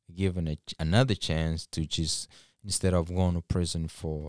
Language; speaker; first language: English; non-native, local second language; Gusii